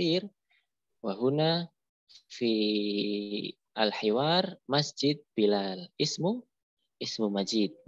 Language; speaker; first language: Arabic; non-native, fluent; Indonesian